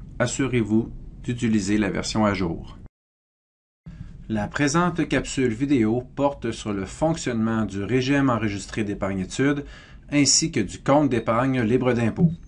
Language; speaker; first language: French; native; French